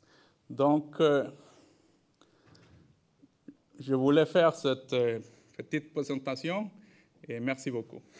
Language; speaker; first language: French; non-native, fluent; Spanish